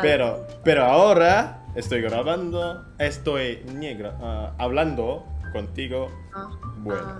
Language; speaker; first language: Spanish; non-native, learner; Indonesian